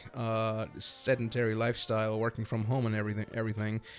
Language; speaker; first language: English; non-native, fluent; German